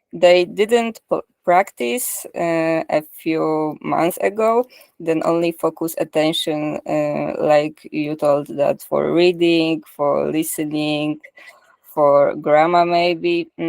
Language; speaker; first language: English; non-native, learner; Polish